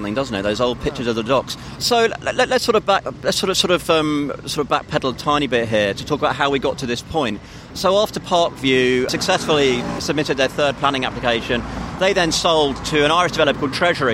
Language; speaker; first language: English; native; English